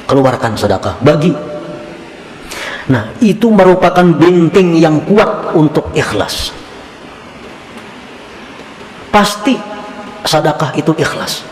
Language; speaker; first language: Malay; non-native, local second language; Banjar